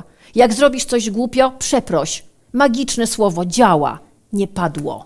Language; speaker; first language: Polish; native; Polish